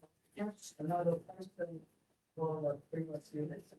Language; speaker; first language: English; non-native, fluent; Vietnamese